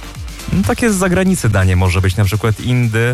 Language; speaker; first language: Polish; native; Polish